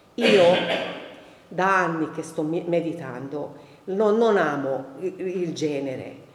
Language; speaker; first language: Italian; non-native, fluent; Hungarian